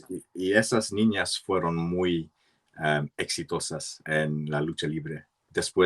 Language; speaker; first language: Spanish; non-native, learner; English